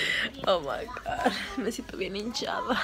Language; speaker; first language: Spanish; early bilingual, heritage; Spanish